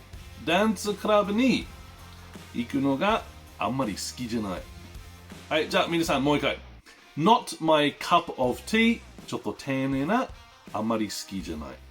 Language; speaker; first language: Japanese; non-native, fluent; English